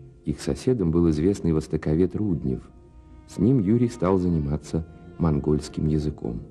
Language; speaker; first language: Russian; native; Russian